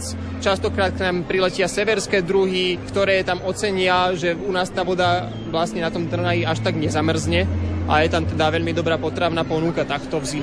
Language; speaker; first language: Slovak; native; Slovak